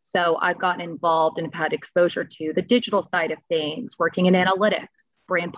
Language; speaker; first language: English; native; English